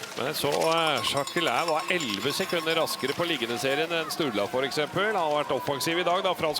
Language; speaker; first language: Norwegian; native; Norwegian